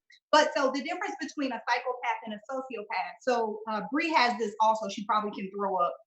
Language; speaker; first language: English; native; English